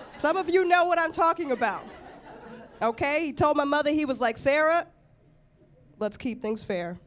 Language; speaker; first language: English; native; English